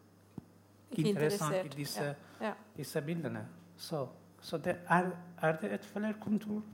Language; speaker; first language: Norwegian; non-native, learner; Persian